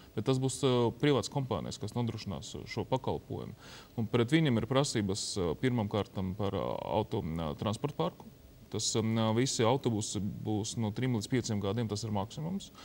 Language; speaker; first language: Latvian; non-native, local second language; Russian